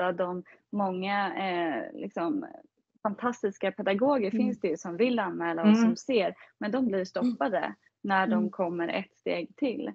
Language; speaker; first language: Swedish; native; Swedish